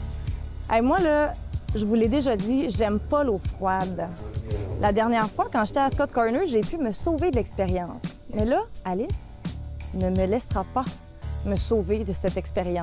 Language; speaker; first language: French; native; French